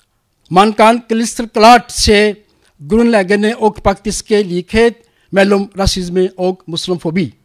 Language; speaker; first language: Norwegian; non-native, learner; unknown